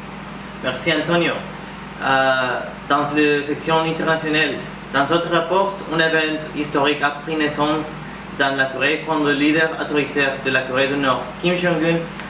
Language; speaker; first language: French; non-native, learner; Spanish